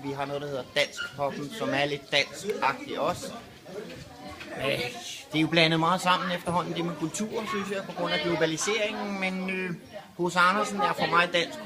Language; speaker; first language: Danish; native; Danish